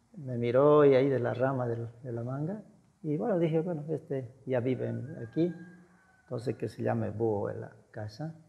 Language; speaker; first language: Spanish; native; Spanish